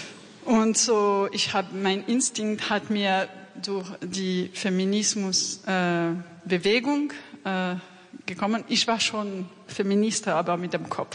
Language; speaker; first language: German; non-native, fluent; French